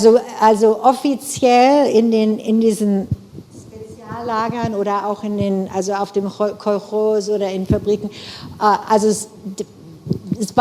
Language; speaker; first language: German; non-native, fluent; English